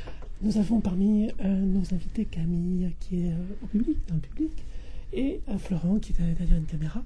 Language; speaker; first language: French; native; French